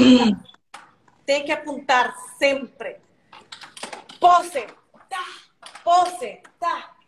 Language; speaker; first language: Portuguese; non-native, learner; Spanish